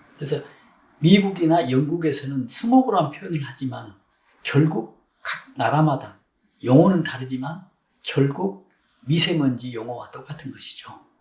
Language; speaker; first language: Korean; native; Korean